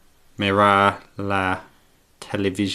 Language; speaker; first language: Catalan; non-native, learner; English